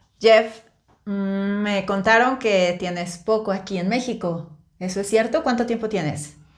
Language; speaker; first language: Spanish; native; Spanish